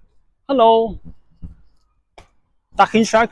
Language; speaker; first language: Welsh; non-native, learner; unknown